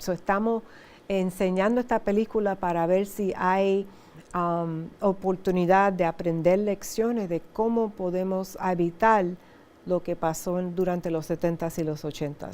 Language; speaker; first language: Spanish; early bilingual, heritage; Spanish